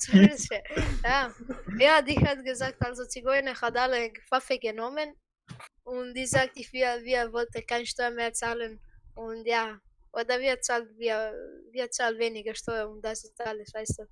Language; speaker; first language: German; non-native, learner; Croatian